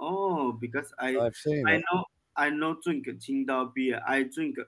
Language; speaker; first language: English; non-native, learner; Chinese